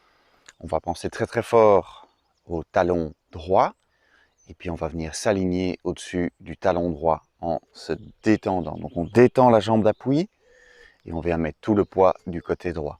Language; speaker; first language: French; native; French